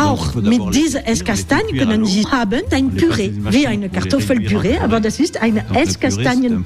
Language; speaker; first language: German; non-native, learner; French